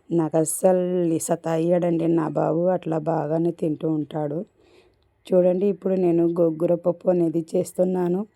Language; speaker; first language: Telugu; non-native, local second language; Urdu